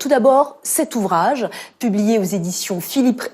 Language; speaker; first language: French; native; French